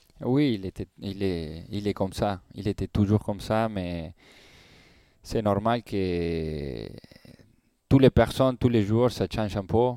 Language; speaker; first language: French; non-native, learner; Spanish